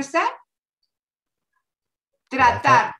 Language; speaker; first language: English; non-native, learner; Spanish